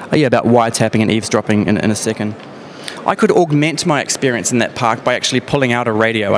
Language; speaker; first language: English; native; English